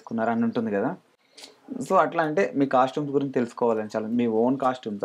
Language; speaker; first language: Telugu; native; Telugu